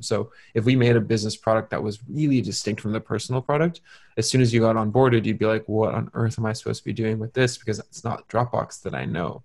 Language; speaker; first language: English; native; English